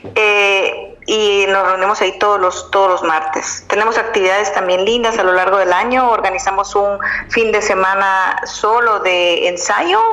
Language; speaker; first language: Spanish; native; Spanish